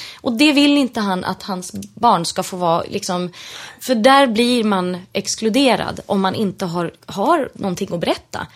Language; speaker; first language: Swedish; native; Swedish